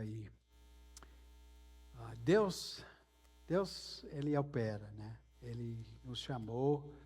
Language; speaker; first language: Portuguese; non-native, fluent; English